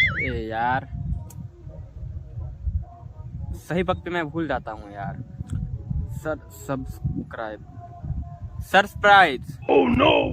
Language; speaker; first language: Hindi; non-native, local second language; Maithili